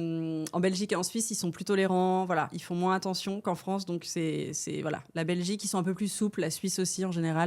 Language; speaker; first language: French; native; French